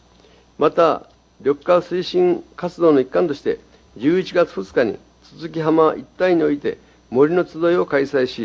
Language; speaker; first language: Japanese; native; Japanese